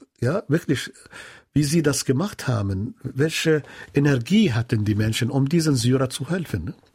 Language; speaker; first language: German; non-native, fluent; Arabic